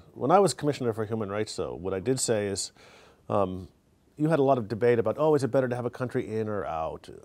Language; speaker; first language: English; native; English